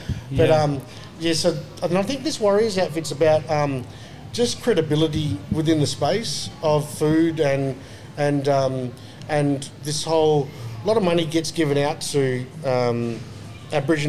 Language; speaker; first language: English; native; English